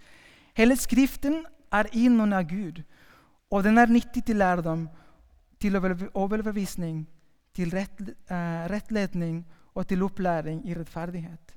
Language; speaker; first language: Norwegian; non-native, fluent; Spanish